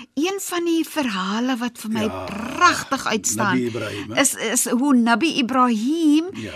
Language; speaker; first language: Afrikaans; native; Afrikaans